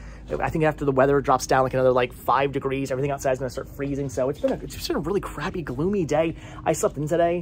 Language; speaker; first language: English; native; English